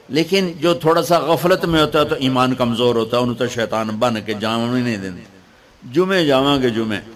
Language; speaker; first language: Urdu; non-native, local second language; Punjabi